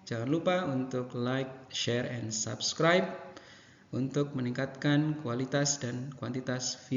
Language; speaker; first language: Indonesian; native; Indonesian